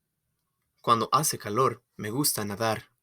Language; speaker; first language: Spanish; non-native, fluent; English